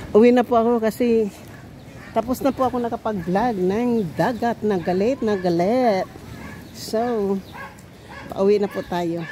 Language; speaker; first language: Filipino; non-native, local second language; Cebuano